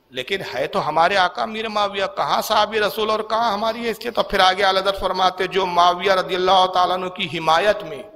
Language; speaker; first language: Urdu; native; Urdu